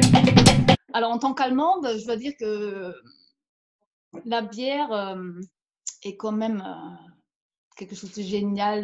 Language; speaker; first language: French; non-native, fluent; German